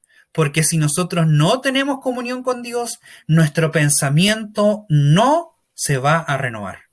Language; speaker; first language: Spanish; native; Spanish